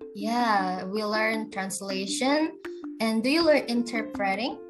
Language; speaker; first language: English; non-native, fluent; Indonesian